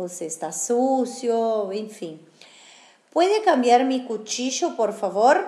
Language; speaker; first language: Spanish; non-native, fluent; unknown